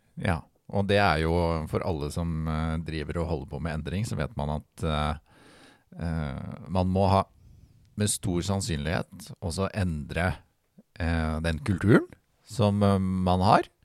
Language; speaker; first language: Norwegian; native; Norwegian